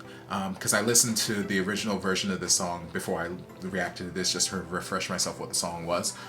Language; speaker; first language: English; native; English